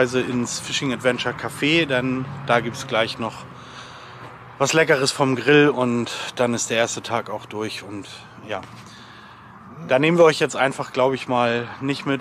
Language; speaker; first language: German; native; German